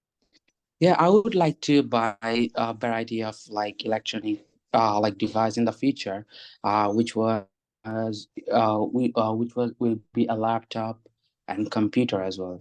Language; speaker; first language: English; non-native, learner; Bangla